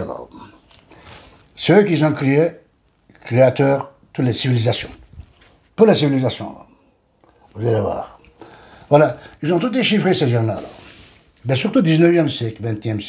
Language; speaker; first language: French; non-native, learner; Turkish